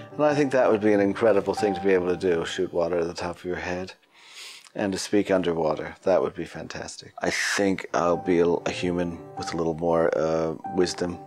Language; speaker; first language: English; native; English